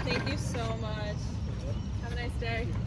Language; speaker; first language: English; native; English